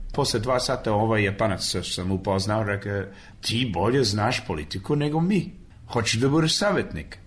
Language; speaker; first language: Serbian; early bilingual, other home language; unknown